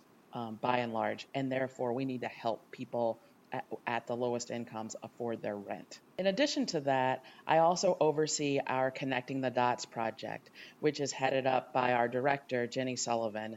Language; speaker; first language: English; native; English